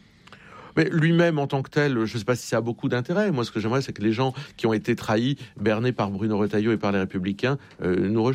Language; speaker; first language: French; native; French